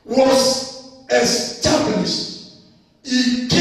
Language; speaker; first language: English; non-native, local second language; Swahili